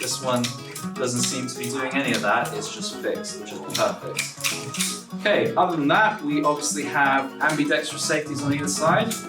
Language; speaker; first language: English; native; English